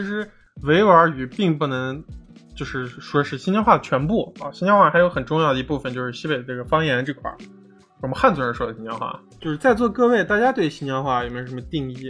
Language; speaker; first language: Chinese; native; Chinese